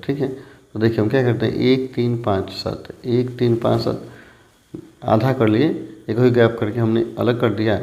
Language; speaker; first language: Hindi; native; Hindi